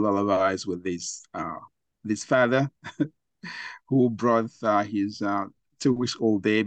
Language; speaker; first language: English; non-native, local second language; Igbo